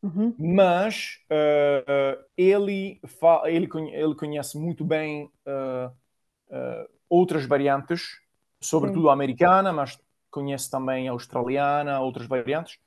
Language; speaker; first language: Portuguese; non-native, fluent; Italian